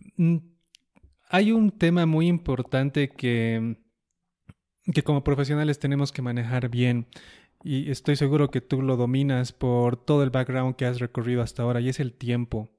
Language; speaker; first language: Spanish; native; Spanish